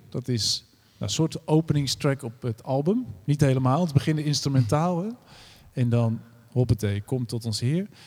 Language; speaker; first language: Dutch; native; Dutch